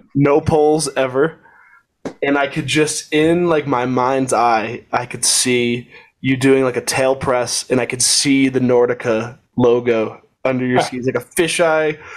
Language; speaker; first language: English; native; English